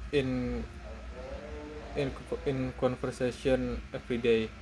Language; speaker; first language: English; non-native, learner; Indonesian